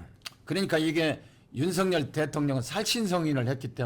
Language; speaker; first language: Korean; native; Korean